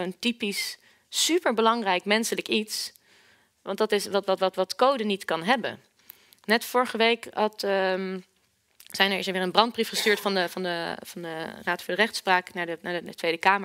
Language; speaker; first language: Dutch; native; Dutch